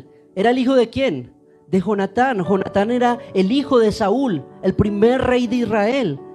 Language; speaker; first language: Spanish; native; Spanish